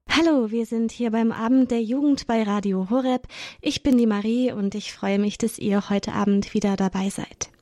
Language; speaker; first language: German; native; German